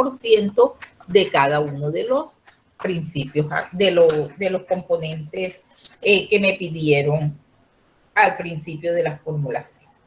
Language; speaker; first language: Spanish; native; Spanish